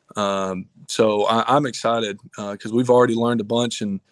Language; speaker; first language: English; native; English